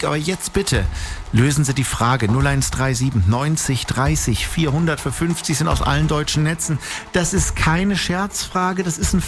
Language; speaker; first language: German; native; German